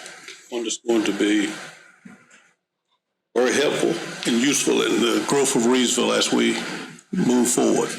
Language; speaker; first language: English; native; English